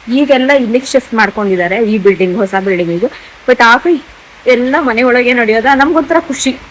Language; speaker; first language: Kannada; non-native, local second language; Tulu